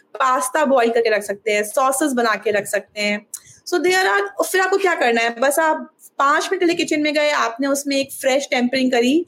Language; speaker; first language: Hindi; native; Hindi